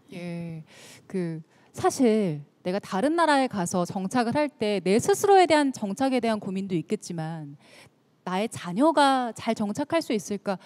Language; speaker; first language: Korean; native; Korean